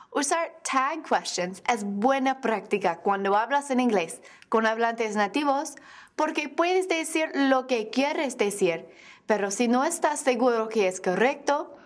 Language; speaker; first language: Spanish; non-native, fluent; English